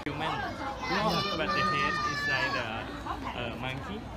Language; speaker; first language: English; non-native, learner; Thai